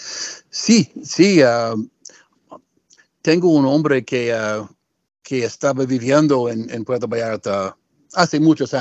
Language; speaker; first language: Spanish; non-native, learner; English